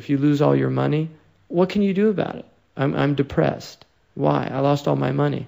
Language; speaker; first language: English; native; English